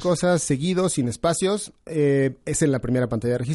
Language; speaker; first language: Spanish; native; Spanish